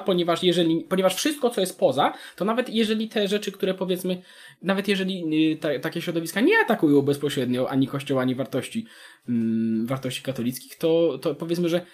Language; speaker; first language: Polish; native; Polish